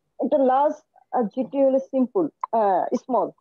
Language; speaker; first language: English; non-native, learner; Bangla